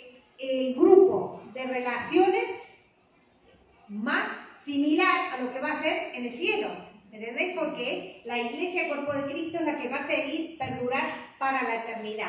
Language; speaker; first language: Spanish; native; Spanish